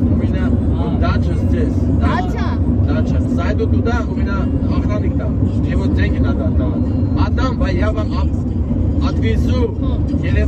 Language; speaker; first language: Russian; non-native, fluent; Armenian